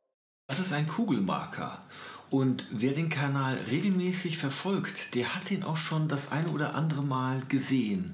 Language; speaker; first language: German; native; German